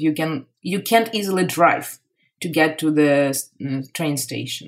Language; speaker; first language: English; non-native, fluent; Ukrainian